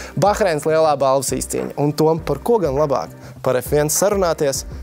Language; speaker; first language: Latvian; native; Latvian